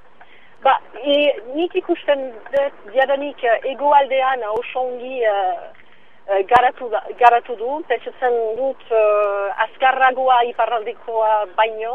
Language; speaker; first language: Basque; non-native, local second language; French